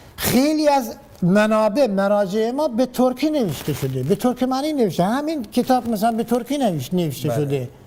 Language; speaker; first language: Persian; non-native, local second language; Turkmen